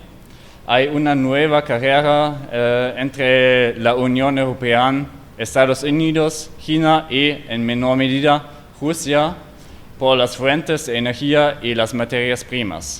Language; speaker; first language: Spanish; non-native, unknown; German